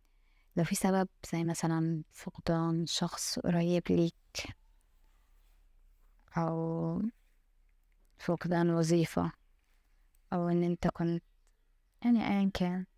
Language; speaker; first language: Arabic; native; Arabic